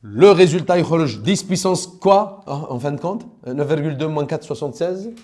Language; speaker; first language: French; non-native, local second language; Arabic